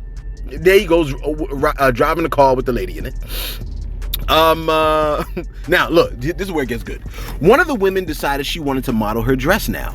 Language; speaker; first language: English; native; English